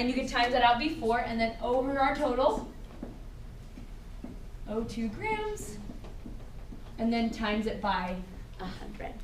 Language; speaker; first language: English; native; English